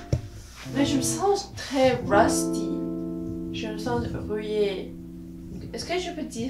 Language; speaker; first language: French; non-native, learner; English